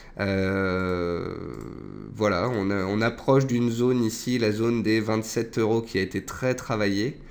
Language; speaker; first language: French; native; French